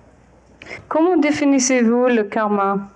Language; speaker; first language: French; non-native, fluent; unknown